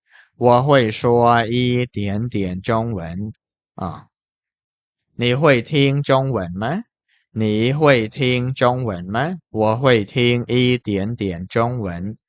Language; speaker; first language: Chinese; non-native, fluent; Khmer